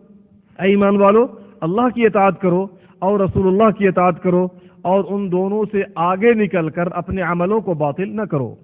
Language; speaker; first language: Urdu; native; Urdu